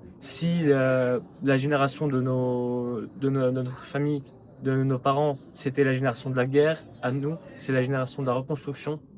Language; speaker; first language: French; native; French